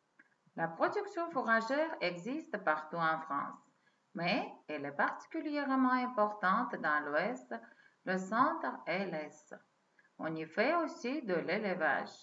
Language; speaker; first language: French; non-native, fluent; Uzbek